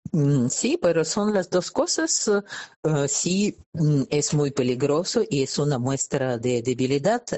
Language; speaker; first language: Spanish; non-native, fluent; Russian